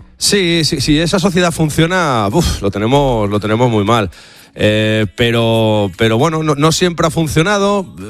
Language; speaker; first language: Spanish; native; Spanish